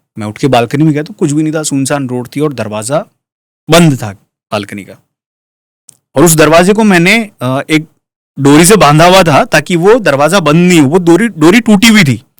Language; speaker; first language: Hindi; native; Hindi